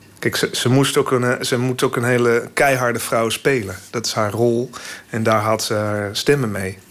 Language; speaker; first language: Dutch; native; Dutch